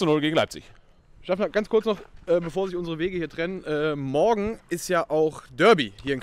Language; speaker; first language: German; native; German